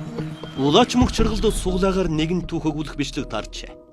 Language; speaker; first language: Mongolian; native; Mongolian